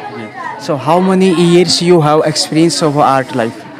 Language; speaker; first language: English; non-native, local second language; Hindi